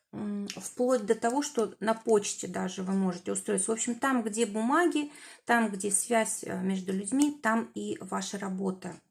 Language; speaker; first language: Russian; native; Russian